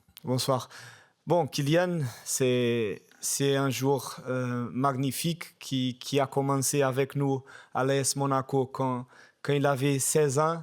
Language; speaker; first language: French; non-native, fluent; Portuguese